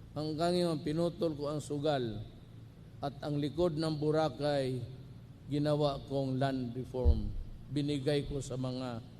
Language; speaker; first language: Filipino; non-native, local second language; Cebuano